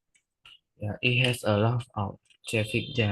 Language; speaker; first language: English; non-native, learner; Vietnamese